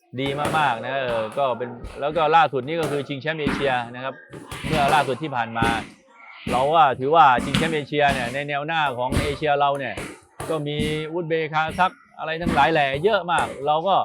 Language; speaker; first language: Thai; native; Thai